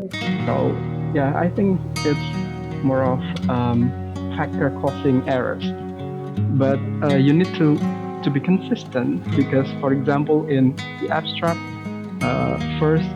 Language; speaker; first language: English; non-native, fluent; Indonesian